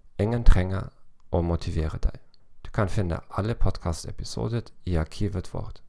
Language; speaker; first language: Norwegian; non-native, learner; German